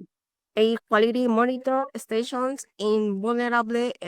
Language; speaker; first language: English; non-native, learner; Spanish